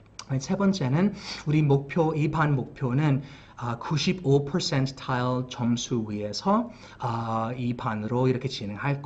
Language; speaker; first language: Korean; early bilingual, heritage; English